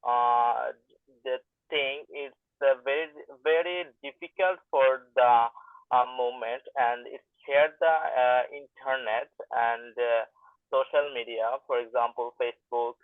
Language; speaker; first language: English; non-native, learner; Bangla